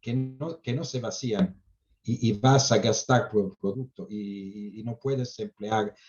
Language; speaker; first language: Spanish; non-native, fluent; Italian